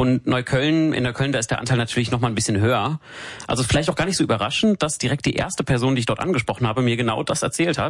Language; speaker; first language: German; native; German